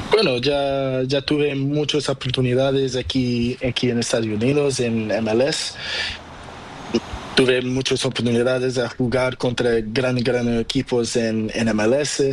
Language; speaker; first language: Spanish; non-native, learner; Portuguese